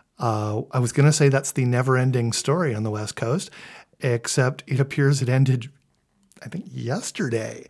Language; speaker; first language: English; native; English